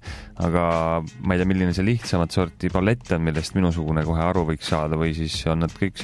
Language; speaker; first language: Estonian; native; Estonian